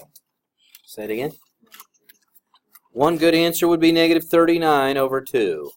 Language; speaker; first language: English; native; English